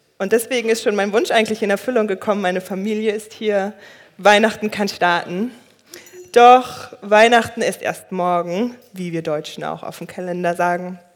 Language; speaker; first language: German; early bilingual, other home language; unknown